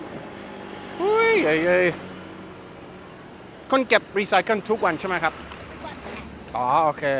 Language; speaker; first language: Thai; non-native, learner; English